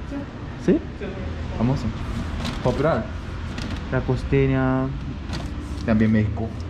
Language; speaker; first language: Spanish; non-native, learner; Japanese